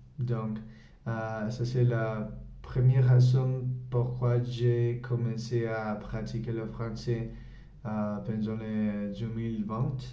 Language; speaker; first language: French; non-native, learner; Spanish